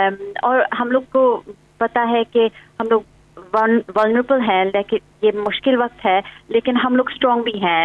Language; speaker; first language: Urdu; early bilingual, heritage; English